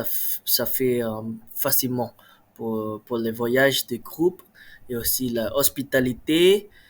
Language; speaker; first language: French; non-native, learner; Malay